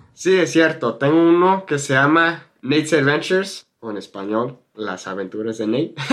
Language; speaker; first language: Spanish; non-native, fluent; English